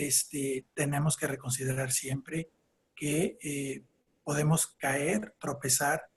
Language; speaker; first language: Spanish; native; Spanish